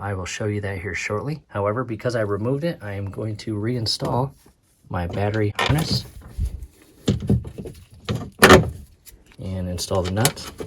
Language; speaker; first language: English; native; English